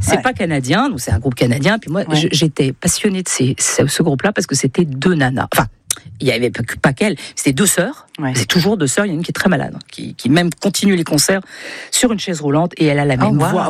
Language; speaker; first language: French; native; French